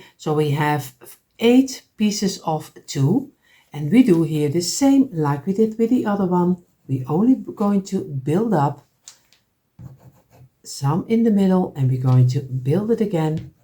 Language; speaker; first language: English; non-native, fluent; Dutch